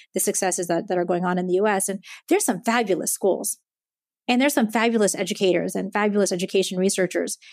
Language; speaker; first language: English; early bilingual, other home language; Japanese